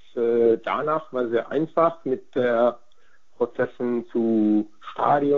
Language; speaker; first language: German; non-native, fluent; Hungarian